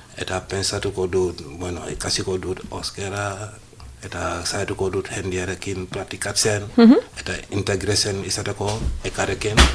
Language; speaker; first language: Basque; non-native, learner; Wolof